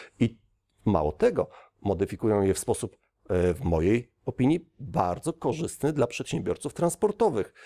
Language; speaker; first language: Polish; native; Polish